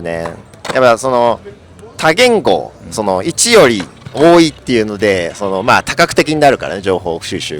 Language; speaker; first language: Japanese; native; Japanese